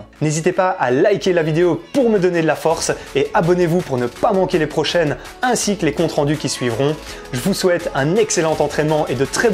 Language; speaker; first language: French; native; French